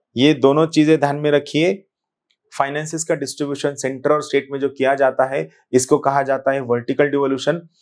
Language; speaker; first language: Hindi; non-native, local second language; Marathi